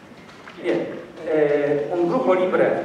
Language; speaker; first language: Spanish; non-native, learner; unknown